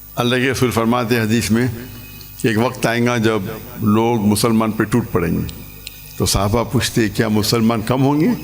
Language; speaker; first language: Urdu; non-native, local second language; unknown